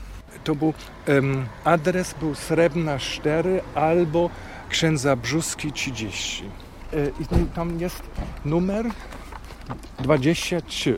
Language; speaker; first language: Polish; non-native, fluent; German